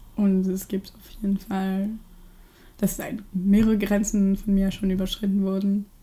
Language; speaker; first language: German; non-native, fluent; French